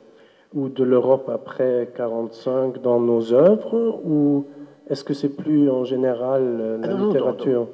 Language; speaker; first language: French; non-native, fluent; German